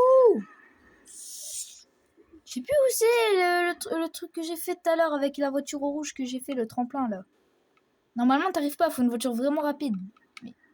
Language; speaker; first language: French; native; French